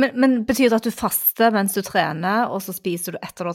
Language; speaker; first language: Norwegian; native; Norwegian